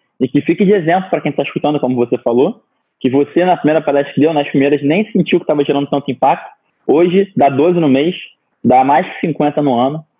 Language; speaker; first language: Portuguese; native; Portuguese